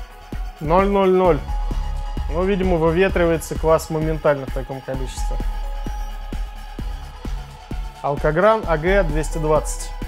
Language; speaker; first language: Russian; native; Russian